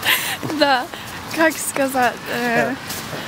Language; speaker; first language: Russian; non-native, learner; English